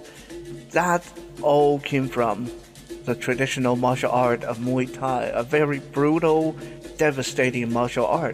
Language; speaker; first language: English; non-native, fluent; Chinese